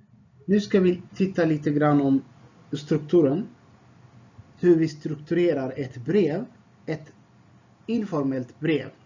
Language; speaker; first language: Swedish; non-native, fluent; Tigrinya